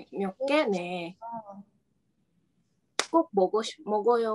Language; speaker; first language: Korean; non-native, learner; Indonesian